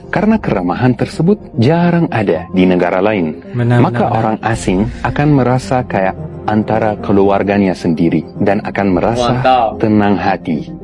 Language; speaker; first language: Indonesian; non-native, fluent; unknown